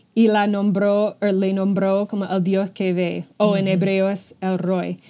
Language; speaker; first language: Spanish; non-native, fluent; English